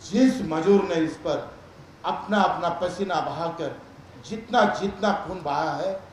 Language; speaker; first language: Hindi; non-native, local second language; Marathi